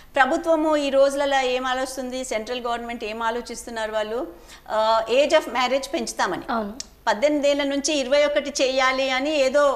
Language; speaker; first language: Telugu; native; Telugu